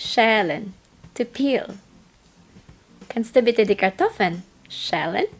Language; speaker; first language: German; non-native, fluent; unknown